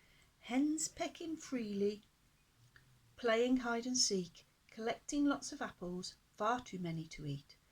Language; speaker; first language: English; native; English